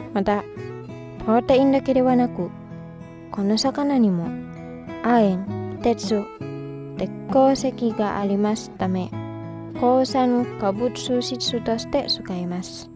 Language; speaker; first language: Japanese; non-native, fluent; Indonesian